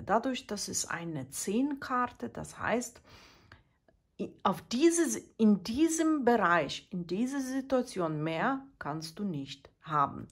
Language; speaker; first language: German; non-native, fluent; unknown